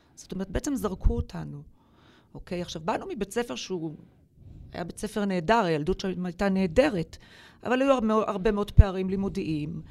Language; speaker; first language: Hebrew; native; Hebrew